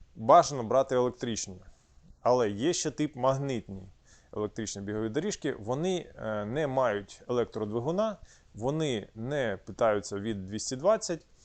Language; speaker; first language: Ukrainian; non-native, local second language; Russian